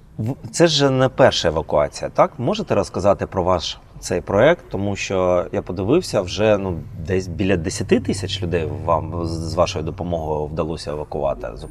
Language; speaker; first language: Ukrainian; native; Ukrainian